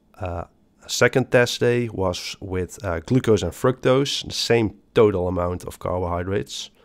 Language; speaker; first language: English; non-native, fluent; Dutch